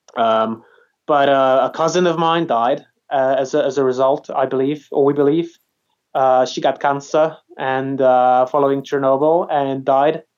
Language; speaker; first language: English; non-native, fluent; Polish